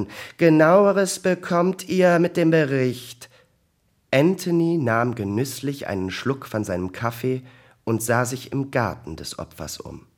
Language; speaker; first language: German; native; German